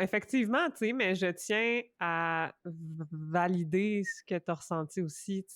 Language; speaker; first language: French; native; French